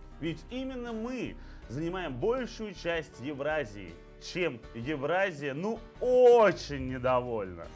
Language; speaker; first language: Russian; native; Russian